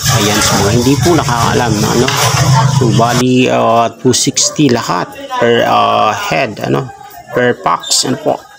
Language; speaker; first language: Filipino; non-native, local second language; Bikol